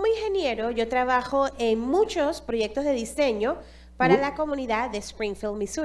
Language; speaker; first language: Spanish; non-native, fluent; English